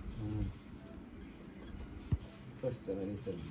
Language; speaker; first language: English; non-native, learner; Korean